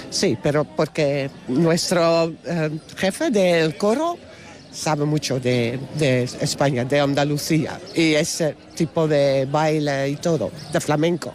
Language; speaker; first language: Spanish; non-native, learner; Dutch